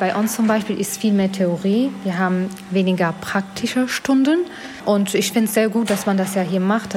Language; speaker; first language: German; non-native, fluent; Albanian